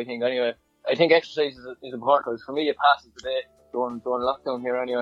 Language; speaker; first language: English; native; English